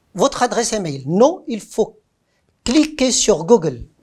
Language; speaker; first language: French; non-native, local second language; Arabic